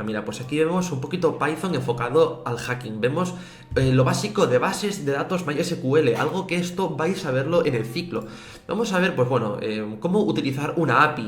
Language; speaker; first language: Spanish; native; Spanish